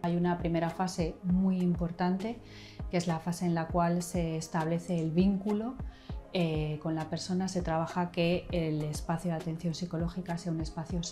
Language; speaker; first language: Spanish; native; Spanish